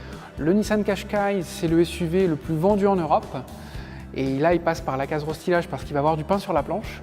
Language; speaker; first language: French; native; French